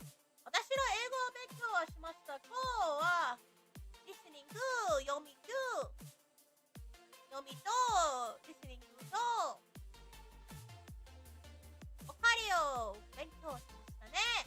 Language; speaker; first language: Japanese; non-native, learner; English